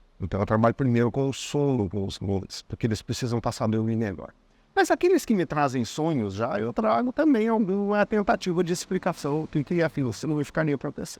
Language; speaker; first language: Portuguese; non-native, fluent; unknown